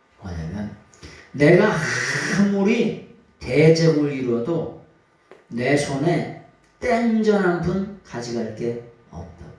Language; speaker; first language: Korean; native; Korean